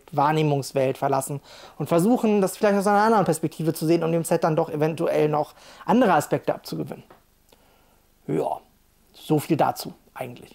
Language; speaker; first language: German; native; German